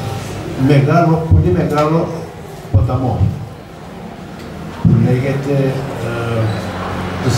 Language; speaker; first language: Greek; early bilingual, heritage; Greek